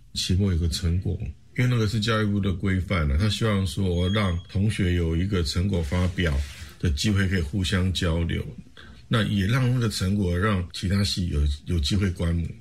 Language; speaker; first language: Chinese; native; Chinese